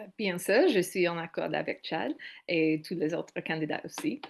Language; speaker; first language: French; non-native, learner; English